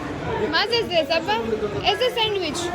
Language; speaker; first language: Hebrew; non-native, learner; Gujarati